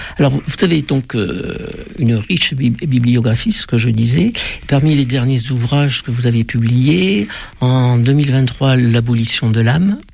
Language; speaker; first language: French; native; French